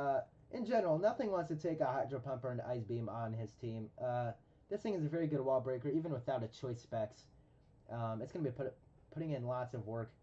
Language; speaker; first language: English; native; English